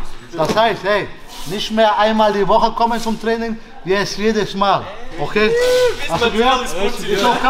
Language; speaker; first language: German; non-native, fluent; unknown